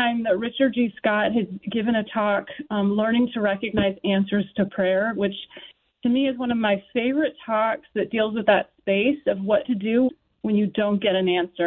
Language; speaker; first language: English; native; English